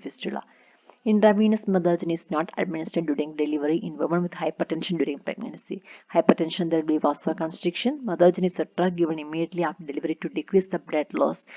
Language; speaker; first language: English; non-native, local second language; Malayalam